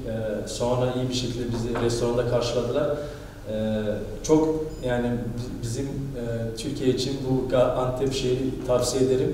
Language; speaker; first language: Turkish; early bilingual, heritage; Turkish